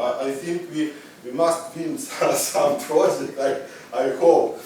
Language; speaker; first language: English; non-native, learner; Ukrainian